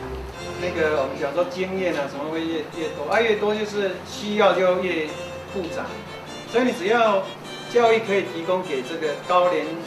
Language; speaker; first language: Chinese; native; Chinese